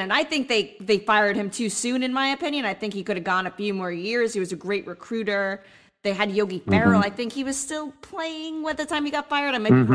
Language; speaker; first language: English; native; English